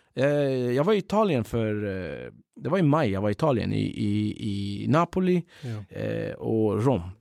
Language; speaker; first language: Swedish; early bilingual, other home language; Central Kurdish